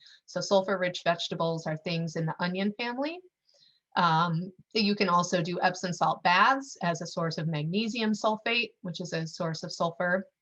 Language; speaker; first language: English; native; English